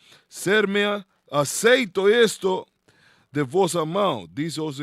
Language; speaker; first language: Portuguese; non-native, learner; Spanish